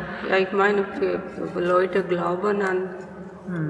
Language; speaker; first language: German; non-native, learner; Telugu